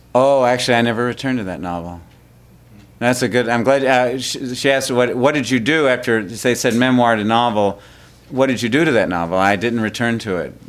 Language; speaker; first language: English; early bilingual, other home language; Spanish